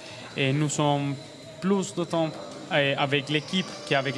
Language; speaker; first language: French; non-native, learner; Spanish